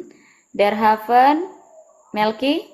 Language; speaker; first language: German; non-native, fluent; Indonesian